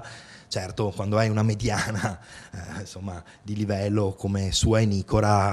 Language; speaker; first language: Italian; native; Italian